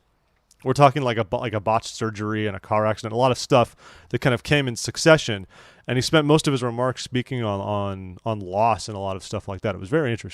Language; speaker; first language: English; native; English